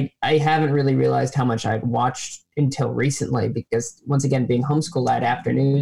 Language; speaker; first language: English; native; English